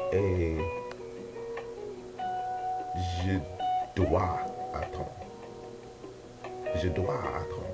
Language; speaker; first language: French; non-native, learner; English